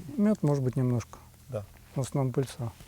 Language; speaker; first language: Russian; native; Russian